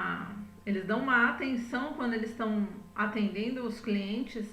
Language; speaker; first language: Portuguese; native; Portuguese